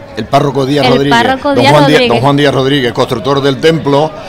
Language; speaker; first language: Spanish; native; Spanish